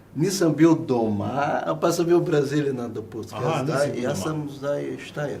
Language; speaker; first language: Slovenian; non-native, fluent; Portuguese